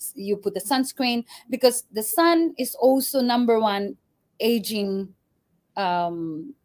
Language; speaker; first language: English; non-native, local second language; Cebuano